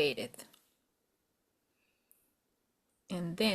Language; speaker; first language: English; non-native, learner; Spanish